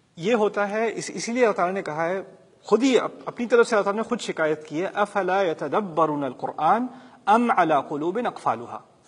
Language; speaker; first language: Urdu; early bilingual, heritage; Urdu